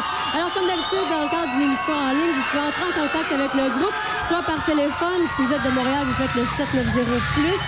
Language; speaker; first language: French; native; French